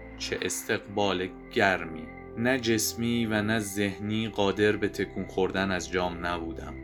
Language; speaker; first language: Persian; native; Persian